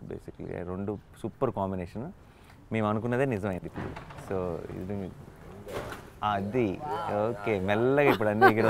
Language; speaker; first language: Telugu; native; Telugu